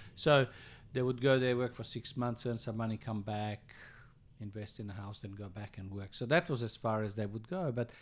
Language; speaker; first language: English; early bilingual, other home language; Croatian